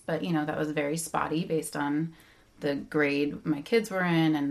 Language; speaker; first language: English; native; English